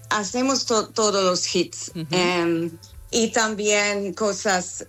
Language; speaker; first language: Spanish; non-native, fluent; English